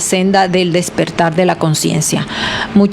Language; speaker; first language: Spanish; native; Spanish